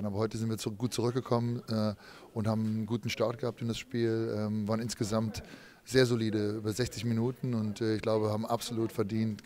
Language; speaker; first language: German; native; German